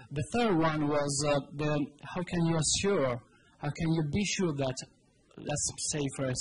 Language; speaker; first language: English; non-native, fluent; Italian